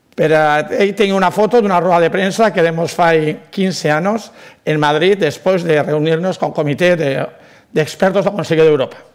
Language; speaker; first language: Spanish; non-native, local second language; Basque